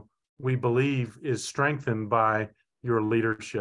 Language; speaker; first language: English; native; English